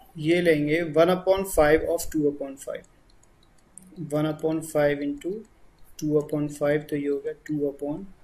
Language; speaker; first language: Hindi; native; Hindi